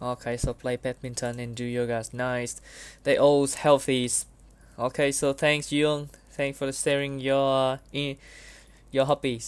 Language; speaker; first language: English; non-native, learner; Vietnamese